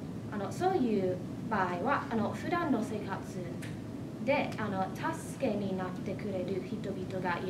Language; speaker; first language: Japanese; non-native, fluent; English